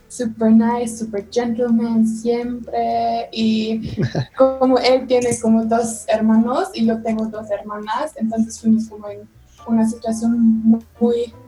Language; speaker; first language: Spanish; non-native, learner; German